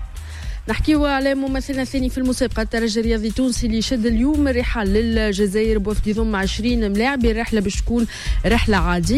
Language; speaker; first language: Arabic; native; Arabic